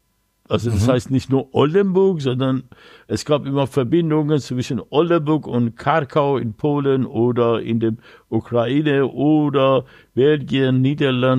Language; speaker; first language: German; non-native, learner; Persian